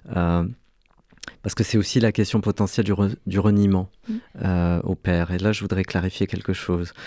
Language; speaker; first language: French; early bilingual, other home language; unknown